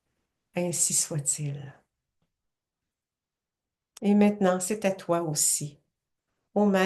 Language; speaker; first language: French; native; French